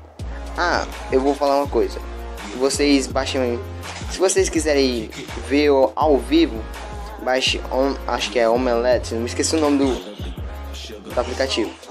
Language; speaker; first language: Portuguese; native; Portuguese